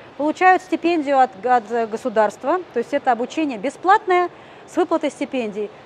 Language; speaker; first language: Russian; native; Russian